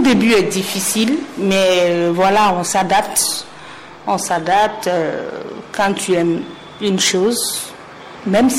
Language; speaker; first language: French; non-native, local second language; Mandingo